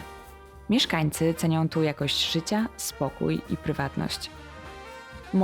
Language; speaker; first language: Polish; native; Polish